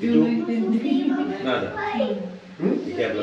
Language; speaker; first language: Spanish; non-native, fluent; Italian